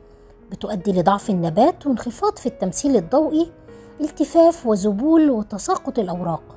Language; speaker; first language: Arabic; native; Arabic